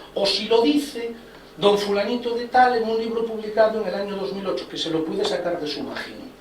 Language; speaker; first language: Spanish; non-native, local second language; Galician